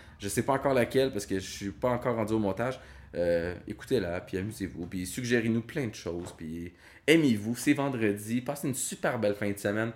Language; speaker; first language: French; native; French